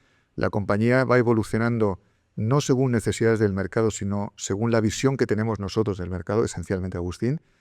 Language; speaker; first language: Spanish; native; Spanish